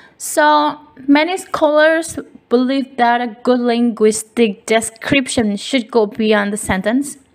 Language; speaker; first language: English; non-native, fluent; Indonesian